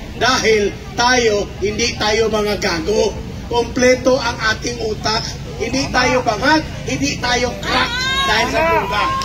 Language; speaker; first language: Filipino; non-native, local second language; Cebuano